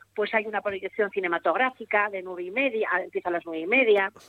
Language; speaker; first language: Spanish; native; Spanish